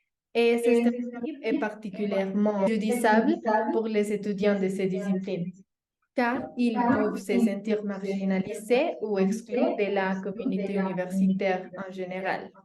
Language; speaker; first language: French; non-native, learner; Spanish